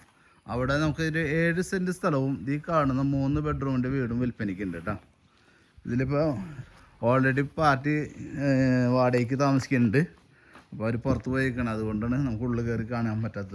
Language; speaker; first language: Malayalam; native; Malayalam